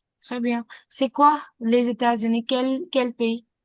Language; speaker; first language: French; non-native, fluent; Hindi